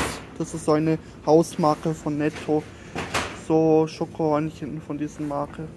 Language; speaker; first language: German; non-native, fluent; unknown